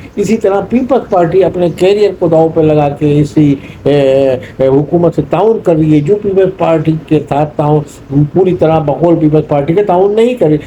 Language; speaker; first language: Urdu; non-native, local second language; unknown